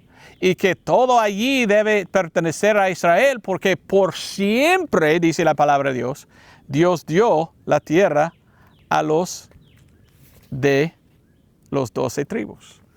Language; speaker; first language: Spanish; non-native, learner; English